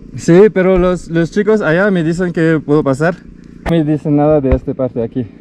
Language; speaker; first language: Spanish; non-native, learner; French